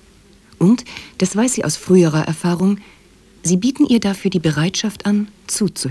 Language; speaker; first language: German; native; German